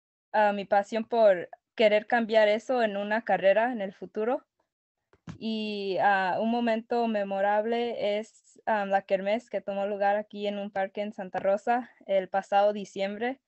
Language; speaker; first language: Spanish; early bilingual, other home language; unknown